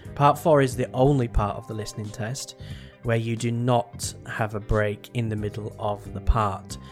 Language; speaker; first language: English; native; English